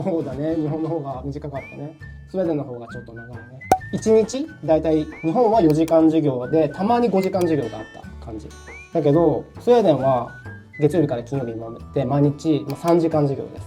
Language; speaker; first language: Japanese; native; Japanese